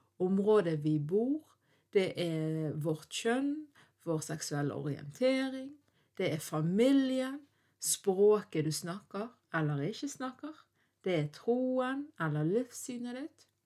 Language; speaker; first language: Norwegian; early bilingual, other home language; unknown